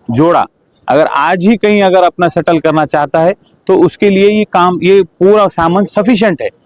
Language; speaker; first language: Urdu; native; Urdu